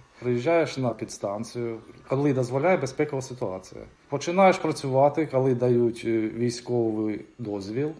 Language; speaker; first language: Ukrainian; native; Ukrainian